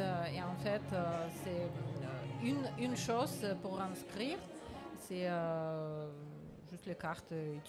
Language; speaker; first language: French; non-native, learner; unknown